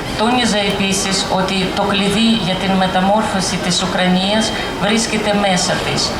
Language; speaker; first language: Greek; non-native, fluent; Ukrainian